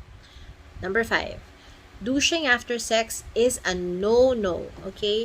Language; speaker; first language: English; non-native, local second language; Filipino